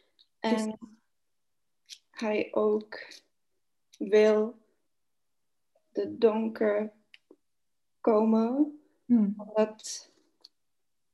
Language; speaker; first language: Dutch; non-native, learner; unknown